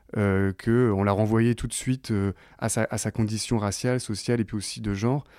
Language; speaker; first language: French; native; French